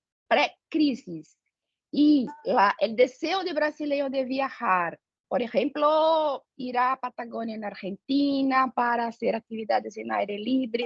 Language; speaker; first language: Spanish; non-native, fluent; Portuguese